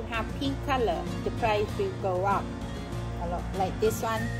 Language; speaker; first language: English; non-native, learner; Thai